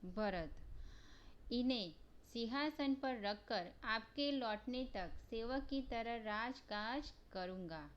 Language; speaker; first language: Hindi; non-native, local second language; Gujarati